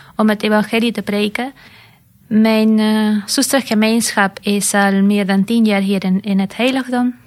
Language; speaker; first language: Dutch; non-native, fluent; Spanish